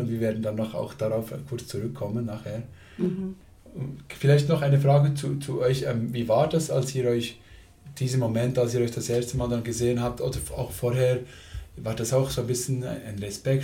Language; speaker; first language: German; native; German